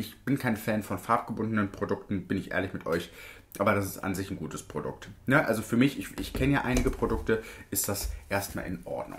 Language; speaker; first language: German; native; German